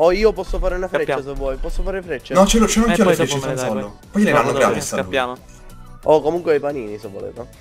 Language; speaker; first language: Italian; native; Italian